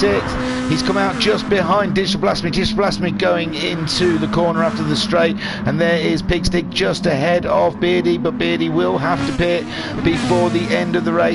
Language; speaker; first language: English; native; English